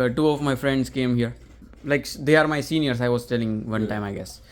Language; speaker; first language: English; non-native, local second language; Gujarati